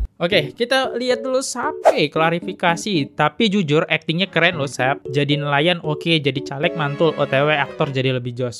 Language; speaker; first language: Indonesian; native; Indonesian